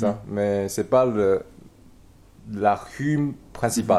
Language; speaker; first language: French; non-native, learner; Chinese